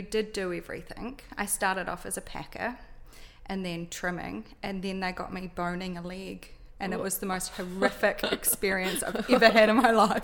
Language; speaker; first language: English; native; English